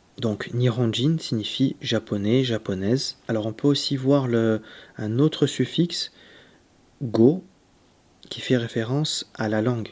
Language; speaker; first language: French; native; French